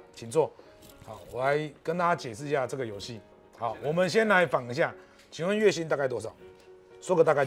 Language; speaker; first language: Chinese; native; Chinese